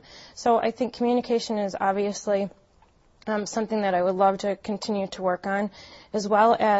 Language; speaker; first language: English; native; English